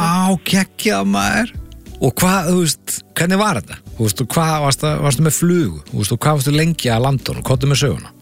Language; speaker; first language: Icelandic; native; Icelandic